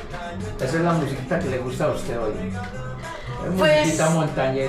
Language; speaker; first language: Spanish; native; Spanish